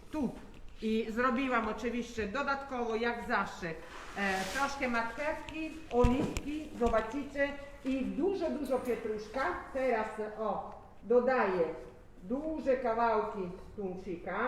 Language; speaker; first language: Polish; non-native, learner; Italian